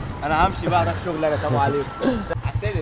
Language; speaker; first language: Arabic; native; Arabic